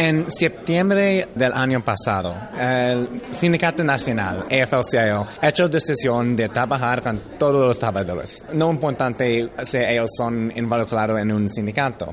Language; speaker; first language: Spanish; early bilingual, heritage; English